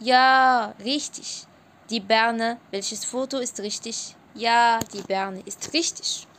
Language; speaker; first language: German; non-native, fluent; Arabic